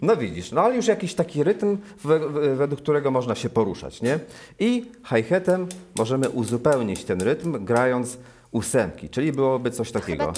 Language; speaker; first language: Polish; native; Polish